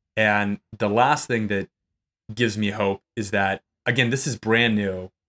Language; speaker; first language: English; native; English